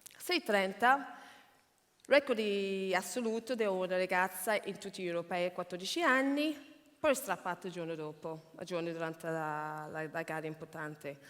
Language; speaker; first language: Italian; non-native, fluent; English